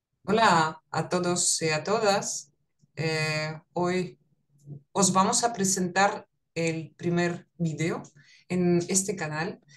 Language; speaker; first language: Spanish; non-native, fluent; Russian